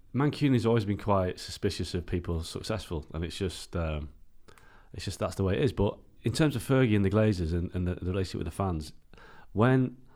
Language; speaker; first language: English; native; English